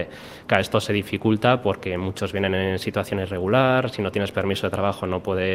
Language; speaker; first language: Spanish; native; Spanish